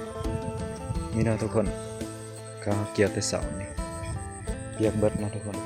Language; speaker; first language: Thai; non-native, local second language; Northeastern Thai